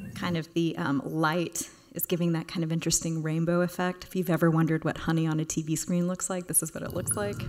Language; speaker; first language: English; native; English